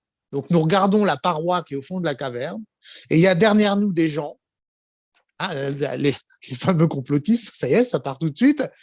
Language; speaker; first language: French; native; French